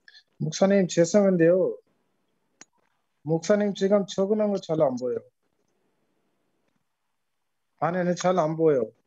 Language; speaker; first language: Korean; non-native, fluent; Urdu